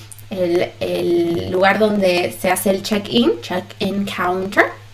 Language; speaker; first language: Spanish; early bilingual, heritage; Spanish